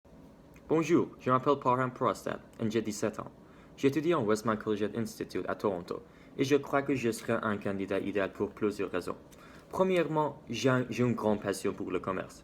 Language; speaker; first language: French; non-native, learner; Persian